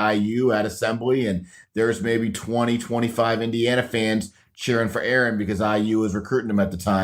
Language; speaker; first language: English; native; English